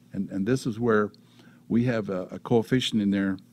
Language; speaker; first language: English; native; English